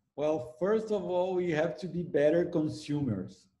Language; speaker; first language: English; non-native, fluent; Portuguese